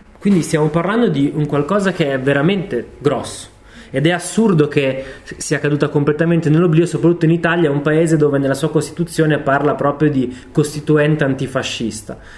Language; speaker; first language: Italian; native; Italian